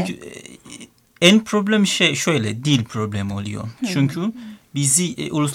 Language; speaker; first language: Turkish; non-native, learner; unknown